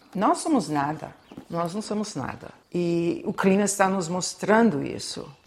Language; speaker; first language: Portuguese; non-native, fluent; English